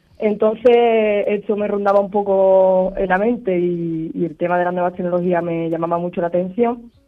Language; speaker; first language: Spanish; native; Spanish